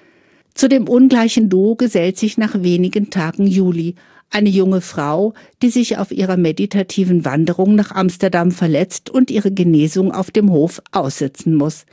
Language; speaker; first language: German; native; German